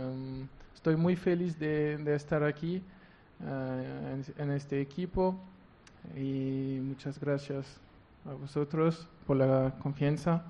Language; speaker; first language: Spanish; non-native, learner; French